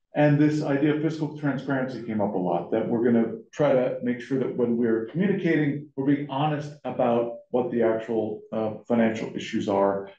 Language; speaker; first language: English; native; English